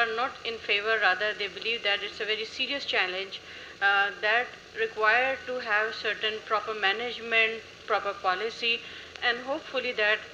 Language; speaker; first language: English; non-native, local second language; Urdu